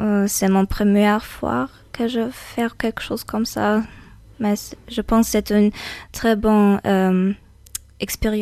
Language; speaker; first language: French; non-native, learner; German